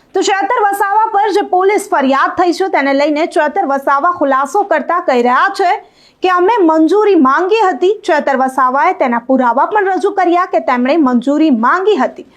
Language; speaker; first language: Gujarati; native; Gujarati